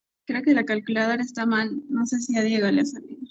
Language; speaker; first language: Spanish; native; Spanish